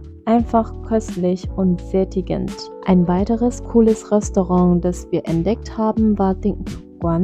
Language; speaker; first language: German; non-native, fluent; Vietnamese